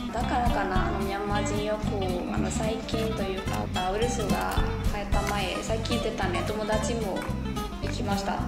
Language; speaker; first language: Japanese; non-native, fluent; Burmese